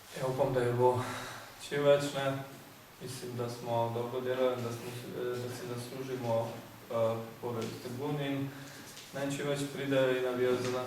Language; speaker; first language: Slovenian; non-native, local second language; Albanian